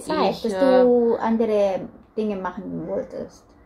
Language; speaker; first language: German; non-native, learner; Filipino